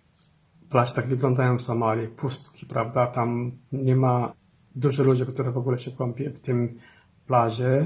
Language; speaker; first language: Polish; non-native, fluent; Somali